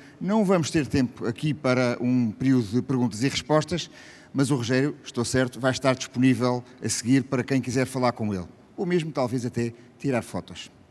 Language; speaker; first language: Portuguese; native; Portuguese